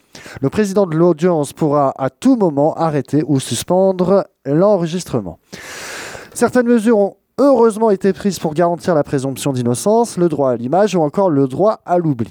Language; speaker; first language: French; native; French